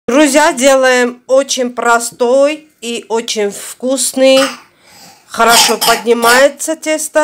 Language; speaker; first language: Russian; non-native, fluent; Armenian